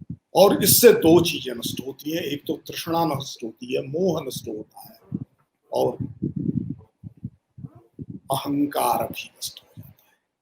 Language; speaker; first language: Hindi; native; Hindi